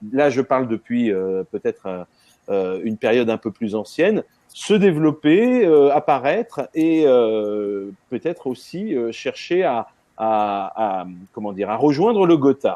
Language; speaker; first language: French; native; French